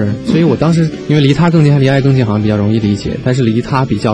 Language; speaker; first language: Chinese; native; Chinese